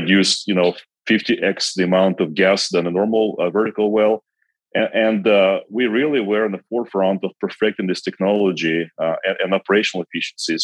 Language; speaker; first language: English; non-native, fluent; Kazakh